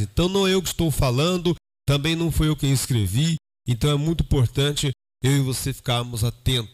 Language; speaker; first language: Portuguese; native; Portuguese